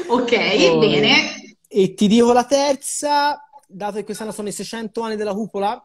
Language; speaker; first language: Italian; native; Italian